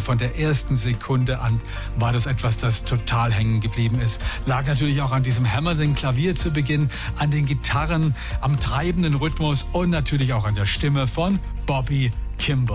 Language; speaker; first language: German; native; German